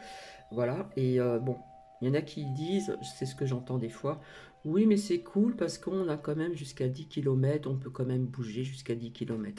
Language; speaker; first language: French; native; French